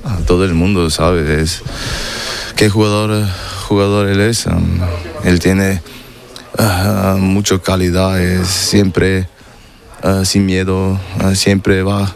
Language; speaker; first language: Spanish; non-native, learner; German